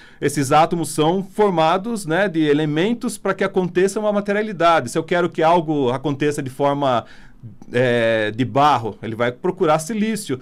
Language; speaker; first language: Portuguese; non-native, fluent; Italian